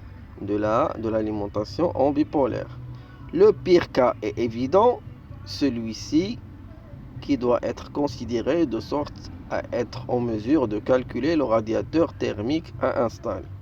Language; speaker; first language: French; non-native, local second language; Arabic